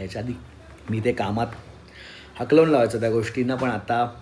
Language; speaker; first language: Hindi; non-native, local second language; Marathi